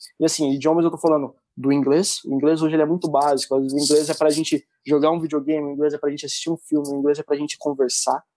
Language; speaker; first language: Portuguese; native; Portuguese